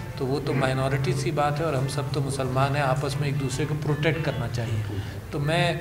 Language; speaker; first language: Urdu; native; Urdu